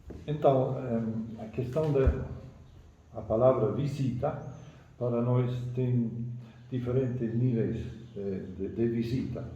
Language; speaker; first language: Portuguese; non-native, fluent; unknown